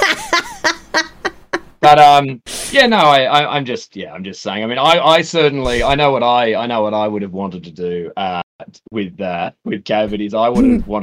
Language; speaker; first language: English; native; English